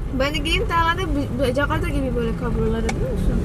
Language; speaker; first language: Turkish; non-native, learner; Indonesian